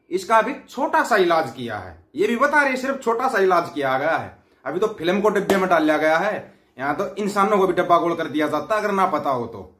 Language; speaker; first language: Hindi; native; Hindi